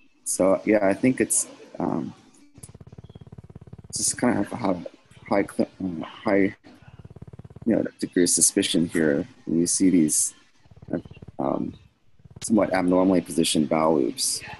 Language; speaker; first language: English; native; English